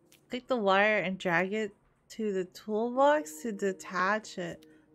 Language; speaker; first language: English; native; English